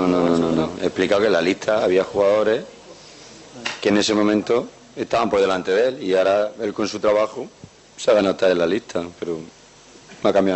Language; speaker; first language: Spanish; native; Spanish